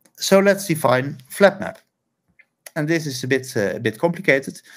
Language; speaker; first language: English; non-native, fluent; Dutch